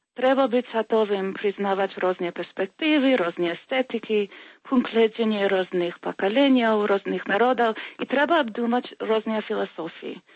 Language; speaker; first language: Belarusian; early bilingual, heritage; Belarusian